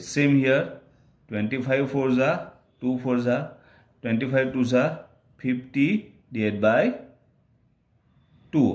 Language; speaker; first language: English; non-native, local second language; Gujarati